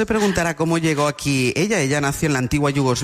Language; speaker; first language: Spanish; native; Spanish